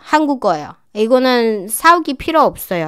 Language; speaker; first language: Korean; non-native, fluent; Chinese